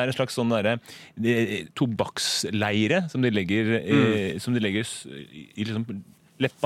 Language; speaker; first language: Norwegian; native; Norwegian